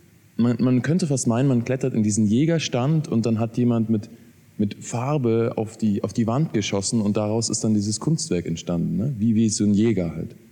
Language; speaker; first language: German; native; German